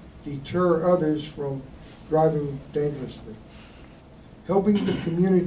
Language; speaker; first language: English; native; English